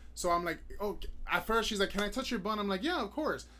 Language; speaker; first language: English; native; English